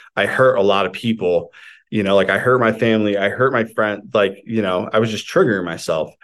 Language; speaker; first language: English; native; English